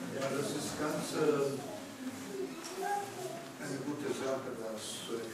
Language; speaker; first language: German; non-native, learner; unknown